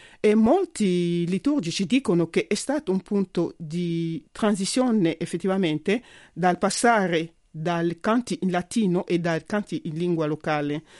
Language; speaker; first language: Italian; non-native, fluent; Luba-Lulua